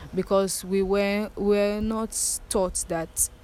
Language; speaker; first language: English; non-native, local second language; Krio